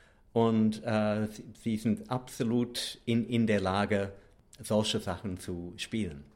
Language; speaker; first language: German; non-native, fluent; English